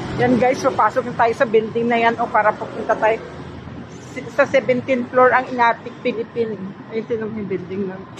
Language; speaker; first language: Filipino; native; Filipino